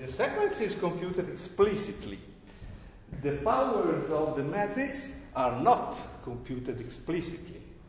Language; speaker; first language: English; non-native, fluent; Italian